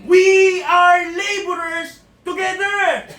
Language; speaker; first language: English; non-native, local second language; Filipino